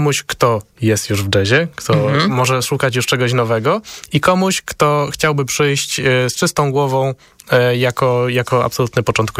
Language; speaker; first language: Polish; native; Polish